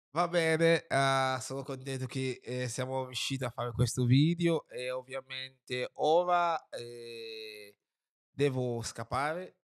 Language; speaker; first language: Italian; non-native, fluent; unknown